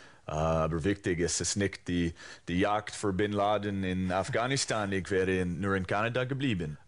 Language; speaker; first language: German; non-native, fluent; English